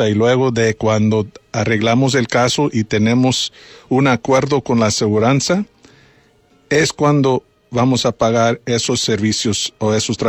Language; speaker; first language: Spanish; early bilingual, heritage; Spanish